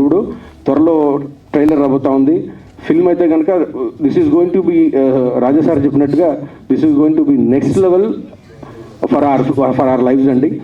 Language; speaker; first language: Telugu; native; Telugu